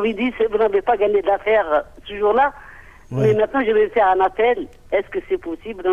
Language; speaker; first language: French; non-native, local second language; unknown